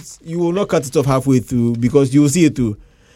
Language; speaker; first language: English; non-native, local second language; Akan